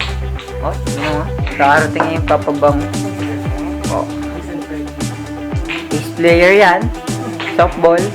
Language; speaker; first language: Filipino; native; Filipino